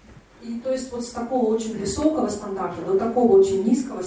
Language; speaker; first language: Russian; native; Russian